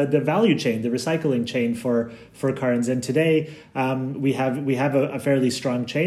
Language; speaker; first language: English; native; English